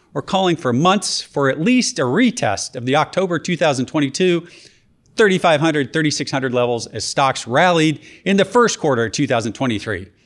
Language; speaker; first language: English; native; English